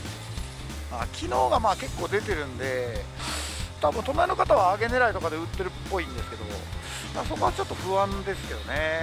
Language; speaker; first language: Japanese; native; Japanese